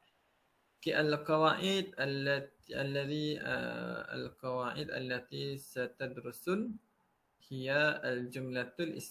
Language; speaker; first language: Arabic; non-native, fluent; Malay